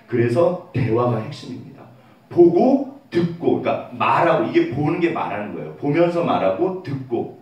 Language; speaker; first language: Korean; native; Korean